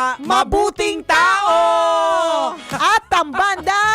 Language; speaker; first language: Filipino; native; Filipino